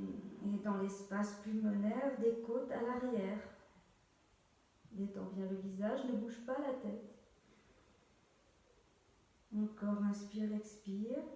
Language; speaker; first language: French; native; French